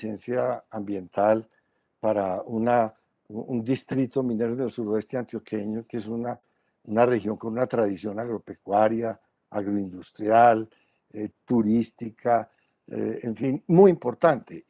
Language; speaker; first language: Spanish; native; Spanish